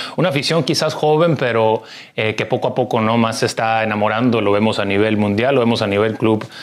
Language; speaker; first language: Spanish; early bilingual, heritage; Spanish